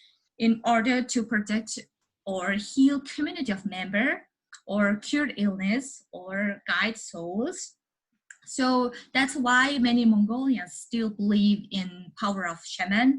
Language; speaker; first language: English; non-native, learner; Mongolian